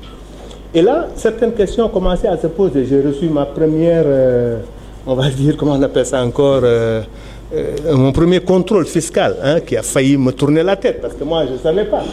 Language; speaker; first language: French; non-native, local second language; Wolof